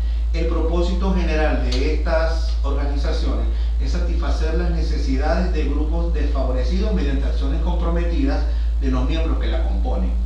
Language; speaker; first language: Spanish; native; Spanish